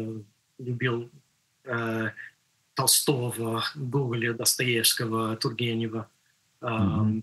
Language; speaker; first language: Russian; non-native, fluent; English